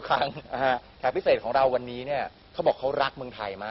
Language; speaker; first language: Thai; native; Thai